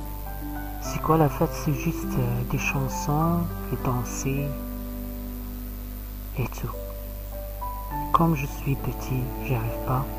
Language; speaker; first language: French; non-native, learner; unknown